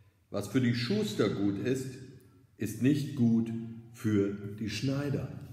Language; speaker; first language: German; native; German